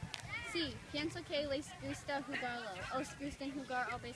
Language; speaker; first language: Spanish; non-native, learner; English